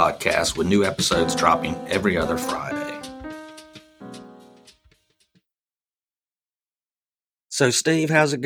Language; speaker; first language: English; native; English